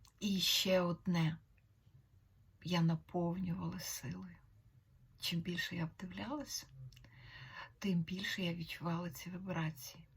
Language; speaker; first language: Ukrainian; native; Ukrainian